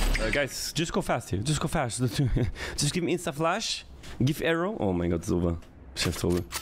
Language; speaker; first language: English; non-native, fluent; German